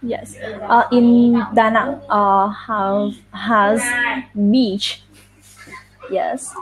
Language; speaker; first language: English; non-native, learner; Vietnamese